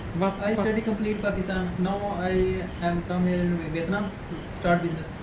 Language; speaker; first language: English; non-native, learner; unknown